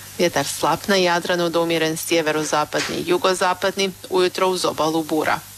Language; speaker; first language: Croatian; native; Croatian